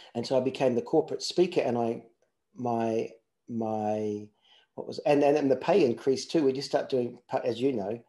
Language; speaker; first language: English; native; English